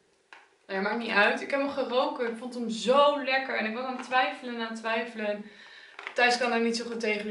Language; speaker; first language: Dutch; native; Dutch